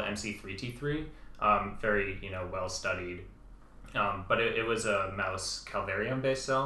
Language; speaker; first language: English; native; English